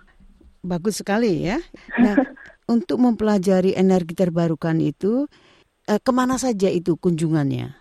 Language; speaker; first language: Indonesian; native; Indonesian